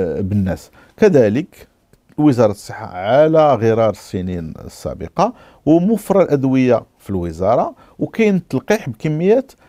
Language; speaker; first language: Arabic; native; Arabic